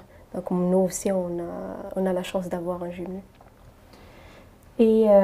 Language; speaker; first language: French; non-native, local second language; Arabic